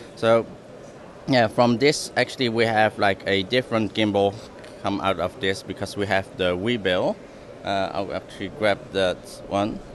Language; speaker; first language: English; non-native, fluent; Dutch